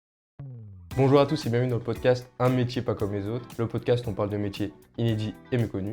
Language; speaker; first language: French; native; French